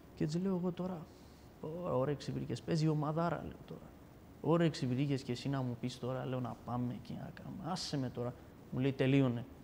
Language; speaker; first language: Greek; early bilingual, other home language; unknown